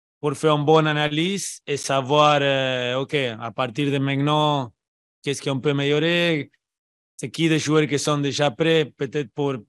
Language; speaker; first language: French; non-native, learner; Spanish